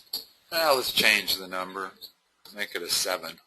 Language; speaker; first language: English; native; English